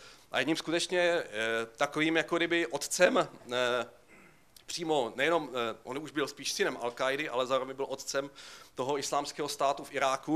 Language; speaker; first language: Czech; native; Czech